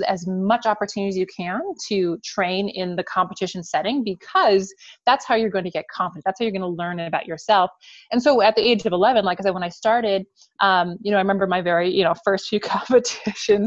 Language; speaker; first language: English; native; English